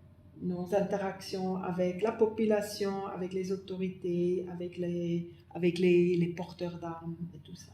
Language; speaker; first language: French; non-native, fluent; German